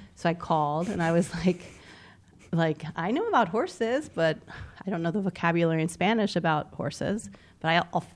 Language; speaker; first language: English; native; English